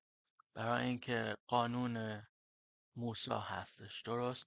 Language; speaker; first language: Persian; early bilingual, heritage; Persian